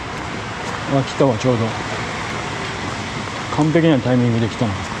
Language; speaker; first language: Japanese; native; Japanese